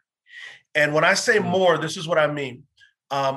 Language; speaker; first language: English; native; English